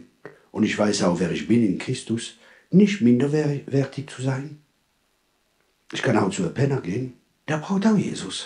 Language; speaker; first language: German; non-native, fluent; French